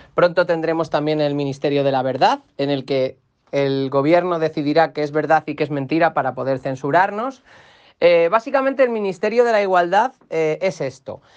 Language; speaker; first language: Spanish; native; Spanish